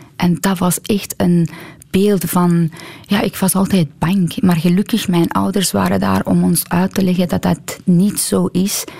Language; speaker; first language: Dutch; non-native, fluent; Persian